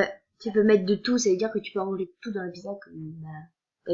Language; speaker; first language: French; native; French